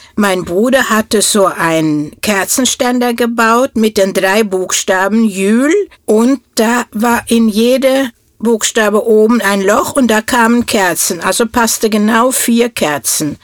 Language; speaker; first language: German; non-native, fluent; Norwegian